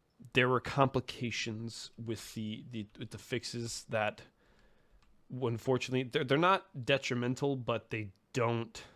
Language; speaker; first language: English; native; English